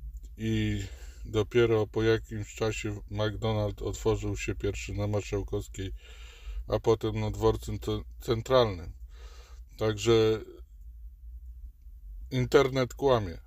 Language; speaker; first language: Polish; native; Polish